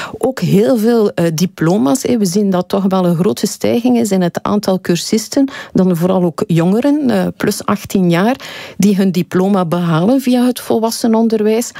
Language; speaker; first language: Dutch; native; Dutch